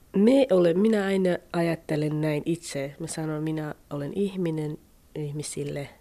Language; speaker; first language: Finnish; non-native, fluent; Persian